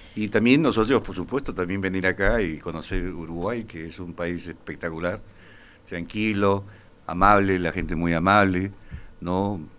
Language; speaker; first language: Spanish; native; Spanish